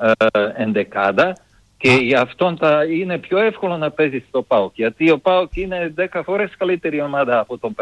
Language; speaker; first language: Greek; non-native, fluent; Serbian